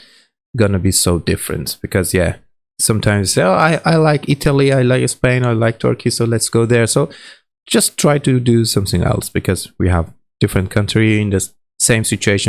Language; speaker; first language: English; non-native, learner; Persian